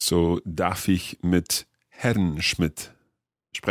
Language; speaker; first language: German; non-native, learner; English